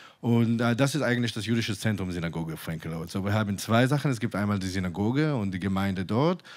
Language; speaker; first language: German; non-native, fluent; Hebrew